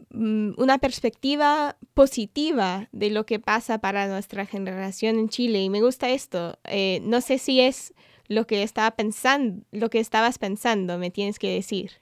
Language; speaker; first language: Spanish; non-native, fluent; English